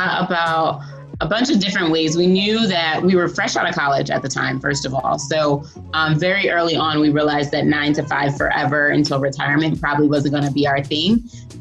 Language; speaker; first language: English; native; English